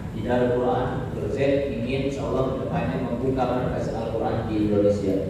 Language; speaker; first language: Indonesian; native; Indonesian